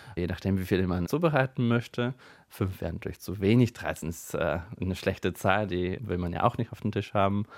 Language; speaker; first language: German; non-native, fluent; Bulgarian